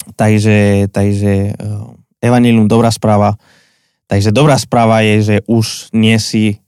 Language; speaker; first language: Slovak; non-native, fluent; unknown